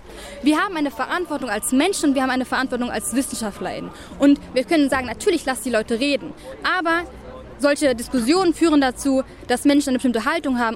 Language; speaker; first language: German; native; German